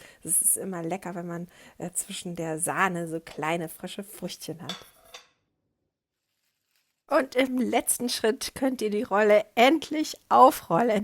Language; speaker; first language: German; native; German